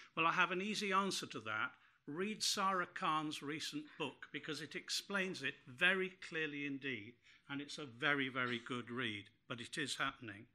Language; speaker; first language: English; native; English